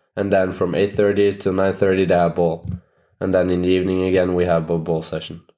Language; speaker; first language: English; non-native, fluent; Norwegian